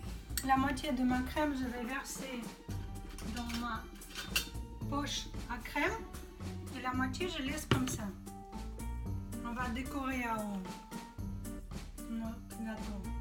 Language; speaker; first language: French; non-native, fluent; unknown